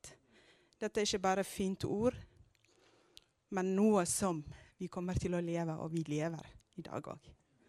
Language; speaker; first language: Norwegian; non-native, fluent; Amharic